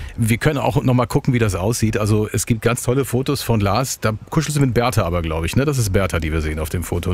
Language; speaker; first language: German; native; German